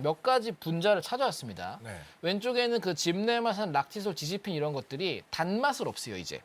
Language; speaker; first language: Korean; native; Korean